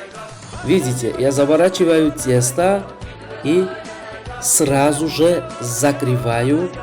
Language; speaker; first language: Russian; non-native, fluent; Georgian